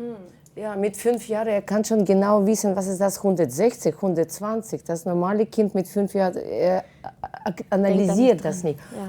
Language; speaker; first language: German; non-native, fluent; Russian